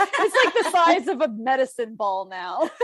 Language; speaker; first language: English; native; English